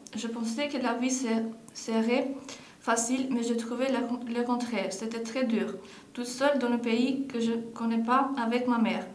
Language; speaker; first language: French; non-native, learner; Albanian